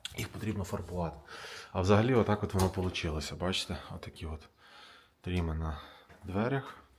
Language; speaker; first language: Ukrainian; non-native, local second language; Russian